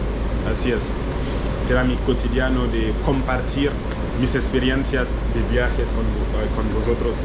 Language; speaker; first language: Spanish; non-native, learner; French